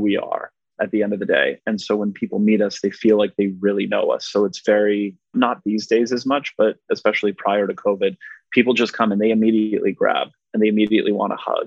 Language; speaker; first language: English; non-native, fluent; Polish